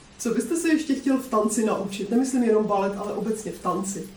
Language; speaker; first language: Czech; native; Czech